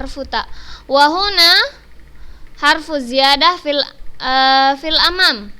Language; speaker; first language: Arabic; non-native, fluent; Indonesian